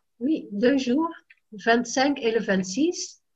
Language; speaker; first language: French; non-native, fluent; Dutch